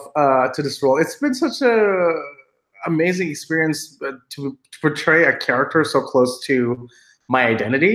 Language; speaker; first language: English; non-native, local second language; Filipino